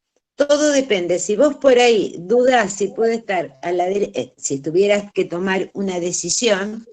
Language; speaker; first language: Spanish; native; Spanish